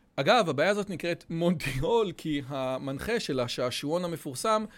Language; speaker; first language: Hebrew; native; Hebrew